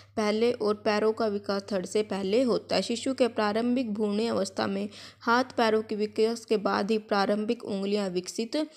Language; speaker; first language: Hindi; native; Hindi